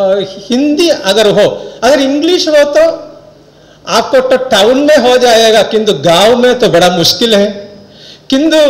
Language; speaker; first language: Hindi; non-native, local second language; Malayalam